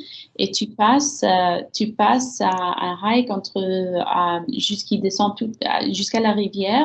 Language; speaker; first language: French; early bilingual, heritage; French